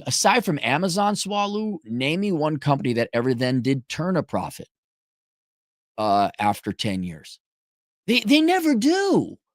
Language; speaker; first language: English; native; English